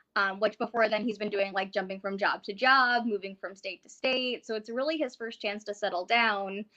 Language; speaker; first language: English; native; English